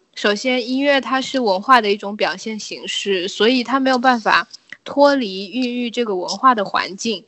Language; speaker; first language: Chinese; native; Chinese